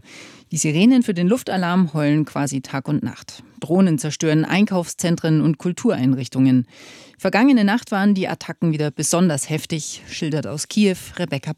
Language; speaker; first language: German; native; German